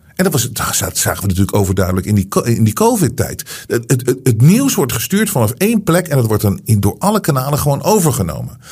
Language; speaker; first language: Dutch; native; Dutch